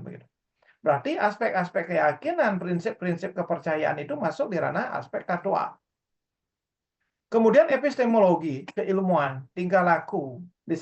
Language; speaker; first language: Indonesian; non-native, local second language; Balinese